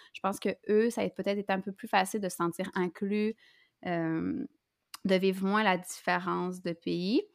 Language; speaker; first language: French; native; French